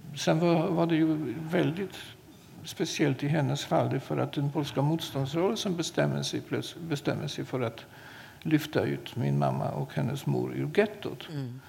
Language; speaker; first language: Swedish; non-native, fluent; Polish